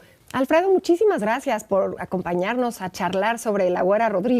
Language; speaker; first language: Spanish; native; Spanish